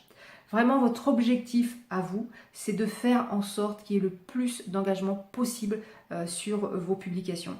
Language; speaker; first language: French; native; French